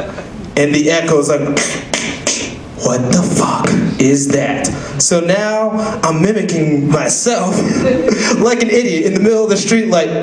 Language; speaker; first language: English; native; English